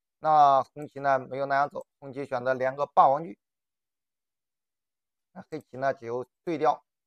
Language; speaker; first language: Chinese; native; Chinese